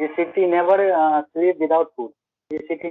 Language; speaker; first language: English; non-native, learner; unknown